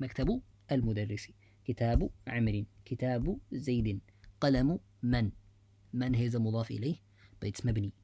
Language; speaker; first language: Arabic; non-native, fluent; English